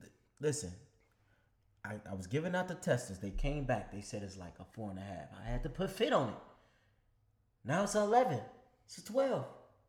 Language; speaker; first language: English; native; English